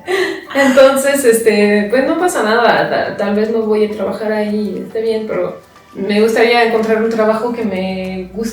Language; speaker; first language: Spanish; non-native, fluent; French